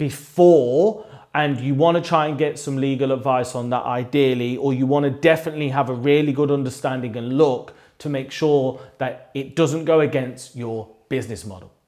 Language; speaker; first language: English; native; English